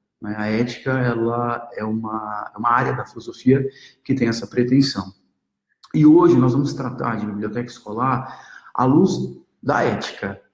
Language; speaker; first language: Portuguese; native; Portuguese